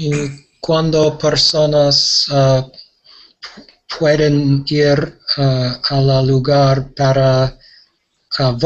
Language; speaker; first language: Spanish; non-native, learner; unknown